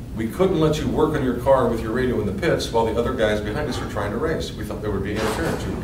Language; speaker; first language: English; native; English